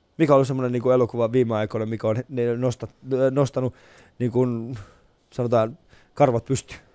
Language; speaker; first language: Finnish; non-native, fluent; Persian